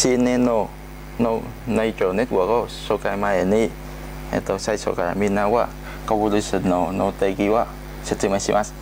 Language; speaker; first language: Japanese; non-native, learner; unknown